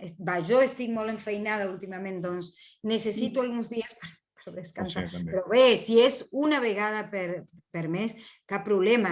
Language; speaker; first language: Catalan; non-native, fluent; Spanish